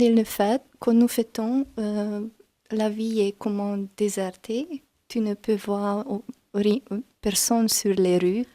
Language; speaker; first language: French; non-native, learner; Hungarian